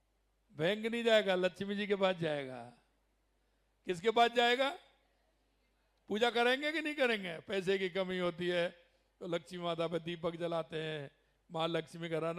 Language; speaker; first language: Hindi; native; Hindi